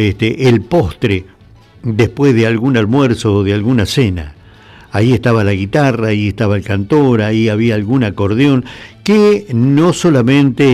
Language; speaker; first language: Spanish; native; Spanish